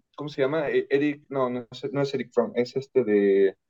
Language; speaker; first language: Spanish; native; Spanish